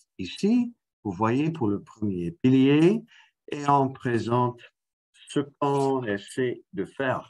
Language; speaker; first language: French; non-native, fluent; English